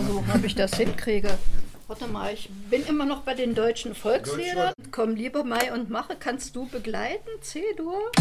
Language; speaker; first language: German; native; German